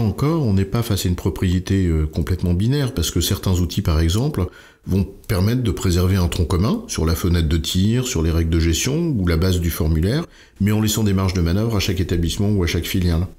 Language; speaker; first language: French; native; French